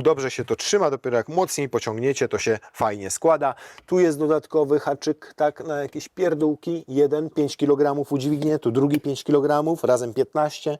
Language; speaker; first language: Polish; native; Polish